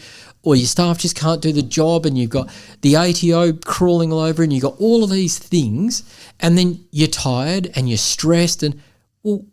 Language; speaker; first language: English; native; English